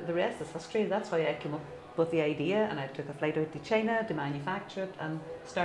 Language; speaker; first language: English; native; English